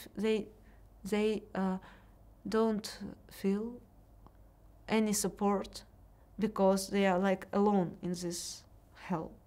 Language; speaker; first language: English; non-native, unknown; Russian